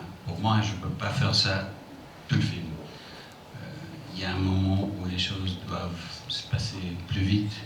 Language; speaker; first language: French; non-native, fluent; English